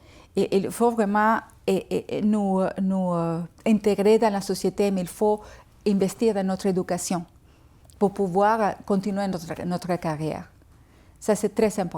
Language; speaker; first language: French; non-native, fluent; Spanish